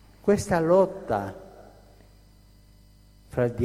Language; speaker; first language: Italian; non-native, fluent; Spanish